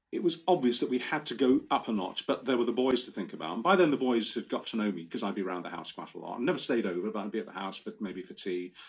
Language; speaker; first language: English; native; English